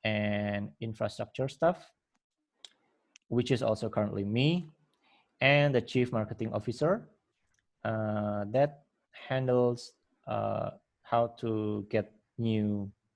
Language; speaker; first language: English; non-native, fluent; Indonesian